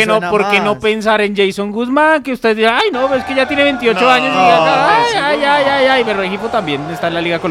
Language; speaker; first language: Spanish; native; Spanish